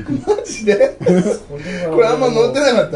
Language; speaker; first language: Japanese; native; Japanese